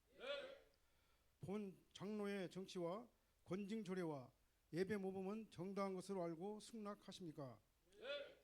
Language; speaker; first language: Korean; native; Korean